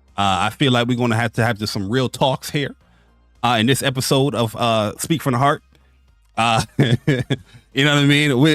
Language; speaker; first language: English; native; English